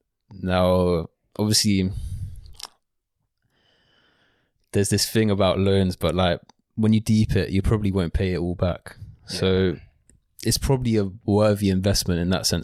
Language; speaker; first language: English; early bilingual, other home language; Spanish